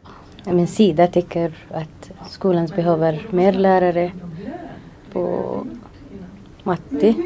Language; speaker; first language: Swedish; non-native, learner; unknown